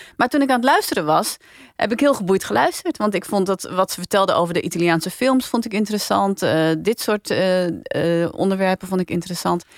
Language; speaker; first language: Dutch; native; Dutch